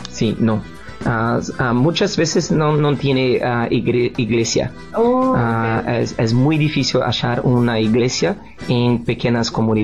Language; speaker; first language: Spanish; non-native, learner; Portuguese